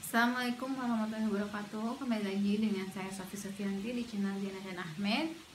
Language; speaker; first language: Indonesian; native; Indonesian